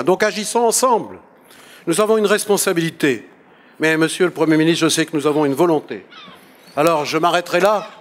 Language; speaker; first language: French; native; French